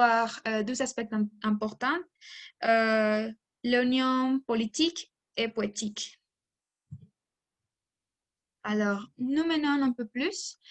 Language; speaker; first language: French; non-native, learner; Spanish